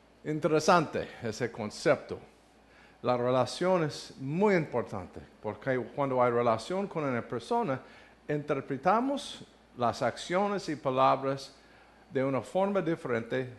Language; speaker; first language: Spanish; non-native, learner; English